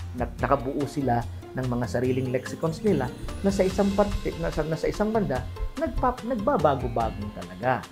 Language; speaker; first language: Filipino; native; Filipino